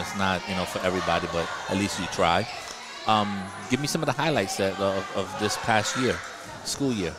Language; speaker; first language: English; native; English